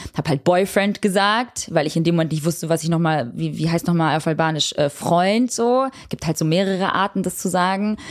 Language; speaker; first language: German; early bilingual, other home language; Albanian